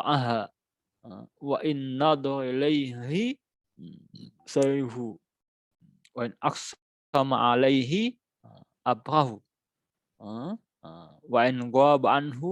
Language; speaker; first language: Arabic; non-native, fluent; Indonesian